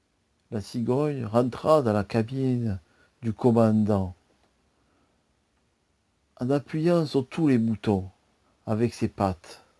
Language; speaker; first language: French; native; French